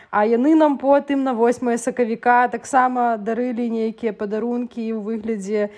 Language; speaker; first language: Belarusian; non-native, local second language; Russian